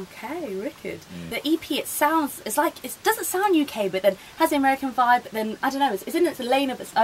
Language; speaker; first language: English; native; English